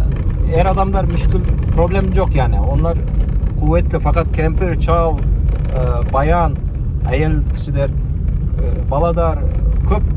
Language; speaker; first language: Turkish; non-native, local second language; Kazakh